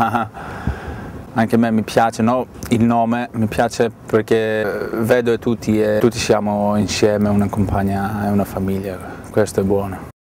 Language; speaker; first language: Italian; non-native, fluent; Greek